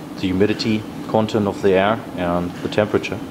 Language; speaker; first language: English; non-native, fluent; German